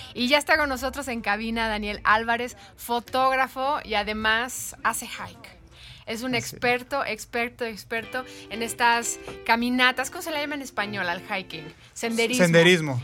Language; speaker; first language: Spanish; native; Spanish